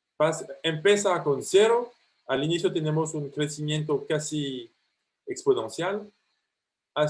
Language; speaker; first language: Spanish; non-native, fluent; French